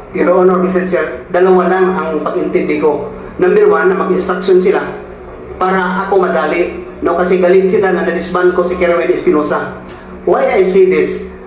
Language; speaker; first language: Filipino; non-native, local second language; Cebuano